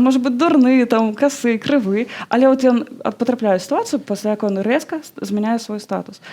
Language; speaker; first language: Belarusian; non-native, local second language; Russian